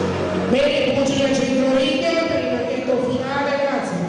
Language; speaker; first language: Italian; native; Italian